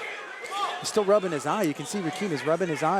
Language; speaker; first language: English; native; English